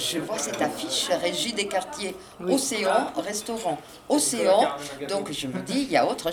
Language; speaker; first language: French; native; French